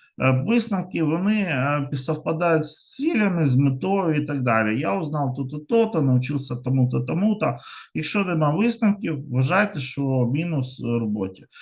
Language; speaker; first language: Ukrainian; non-native, local second language; Russian